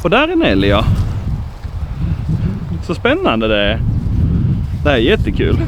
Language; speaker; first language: Swedish; native; Swedish